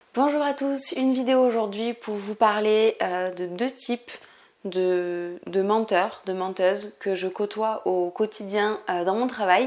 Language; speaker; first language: French; native; French